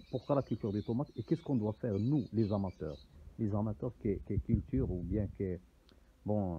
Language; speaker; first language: French; non-native, local second language; Arabic